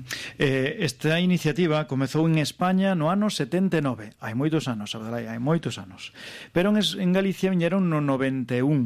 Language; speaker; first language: Spanish; native; Spanish